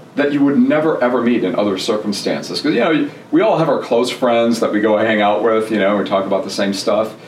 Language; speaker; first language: English; early bilingual, other home language; German